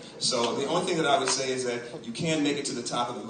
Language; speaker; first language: English; native; English